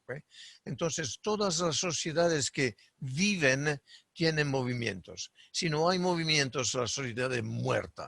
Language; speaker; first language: Spanish; non-native, fluent; Italian